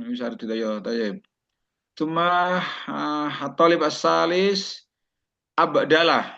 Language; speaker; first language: Arabic; non-native, fluent; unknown